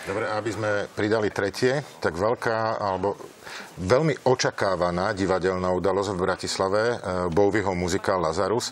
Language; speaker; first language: Slovak; native; Slovak